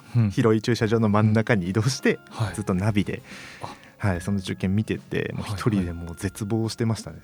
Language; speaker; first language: Japanese; native; Japanese